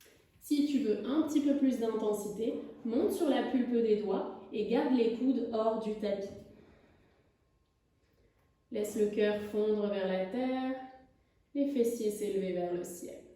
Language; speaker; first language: French; native; French